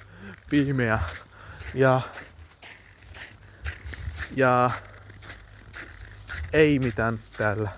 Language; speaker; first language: Finnish; non-native, learner; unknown